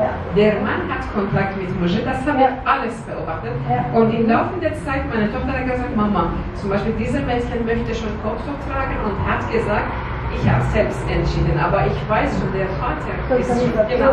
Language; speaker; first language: German; non-native, learner; Persian